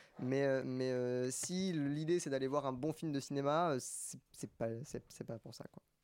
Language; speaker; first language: French; native; French